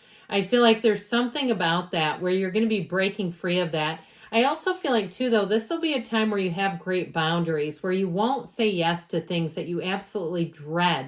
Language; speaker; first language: English; native; English